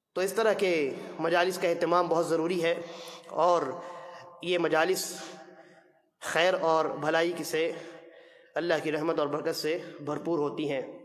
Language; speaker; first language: Urdu; native; Urdu